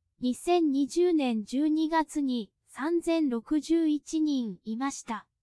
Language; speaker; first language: Japanese; non-native, fluent; Cantonese